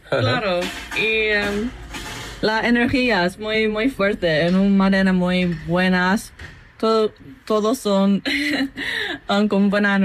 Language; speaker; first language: Spanish; non-native, learner; English